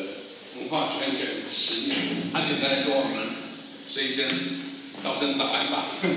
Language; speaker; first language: Chinese; native; Chinese